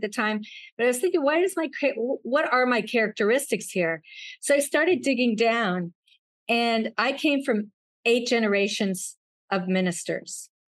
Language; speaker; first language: English; native; English